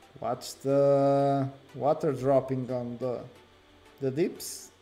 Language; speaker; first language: English; non-native, learner; Portuguese